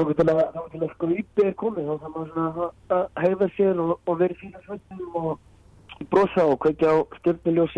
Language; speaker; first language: Icelandic; native; Icelandic